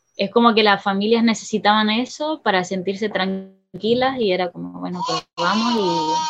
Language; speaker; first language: Spanish; native; Spanish